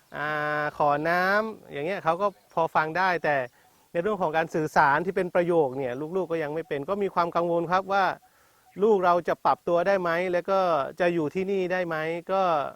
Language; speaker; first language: Thai; non-native, local second language; Malay